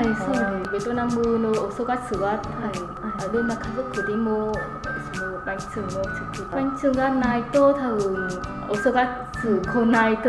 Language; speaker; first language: Japanese; non-native, learner; Vietnamese